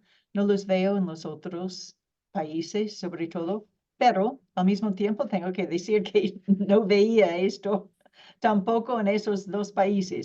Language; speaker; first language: Spanish; non-native, fluent; English